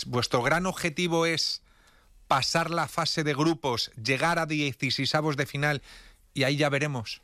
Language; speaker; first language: Spanish; native; Spanish